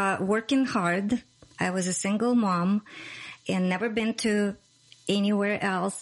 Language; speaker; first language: English; non-native, fluent; Russian